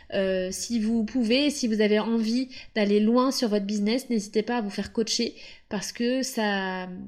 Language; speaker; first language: French; native; French